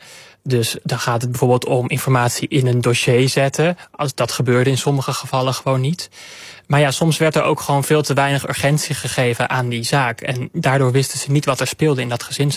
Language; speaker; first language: Dutch; native; Dutch